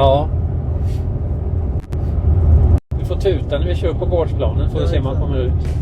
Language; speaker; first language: Swedish; native; Swedish